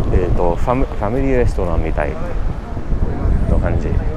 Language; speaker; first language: Japanese; non-native, learner; English